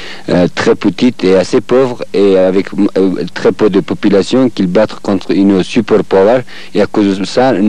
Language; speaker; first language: French; non-native, fluent; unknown